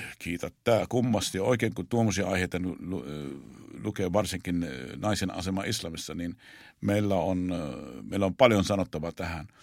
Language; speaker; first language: Finnish; non-native, fluent; Arabic